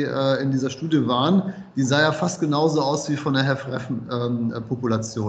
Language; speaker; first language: German; native; German